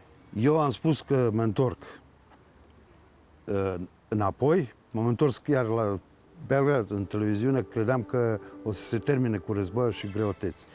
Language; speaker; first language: Romanian; early bilingual, heritage; Serbian